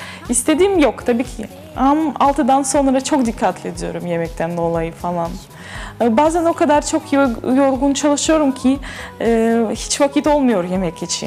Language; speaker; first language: Turkish; non-native, learner; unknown